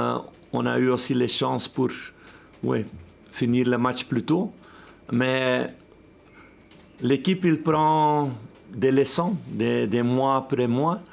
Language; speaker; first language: French; non-native, fluent; Dutch